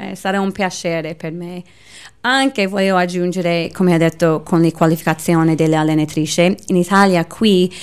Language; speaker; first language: Italian; non-native, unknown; English